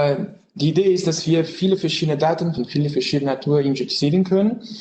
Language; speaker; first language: German; non-native, learner; French